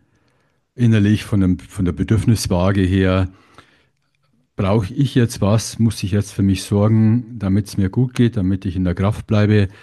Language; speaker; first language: German; native; German